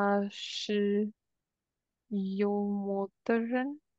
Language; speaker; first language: Chinese; non-native, learner; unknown